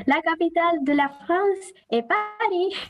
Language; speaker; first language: French; non-native, learner; Romanian